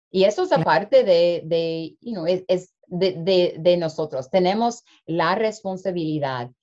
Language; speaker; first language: Spanish; early bilingual, heritage; Spanish